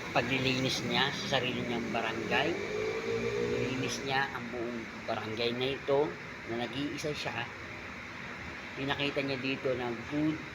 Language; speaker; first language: Filipino; native; Filipino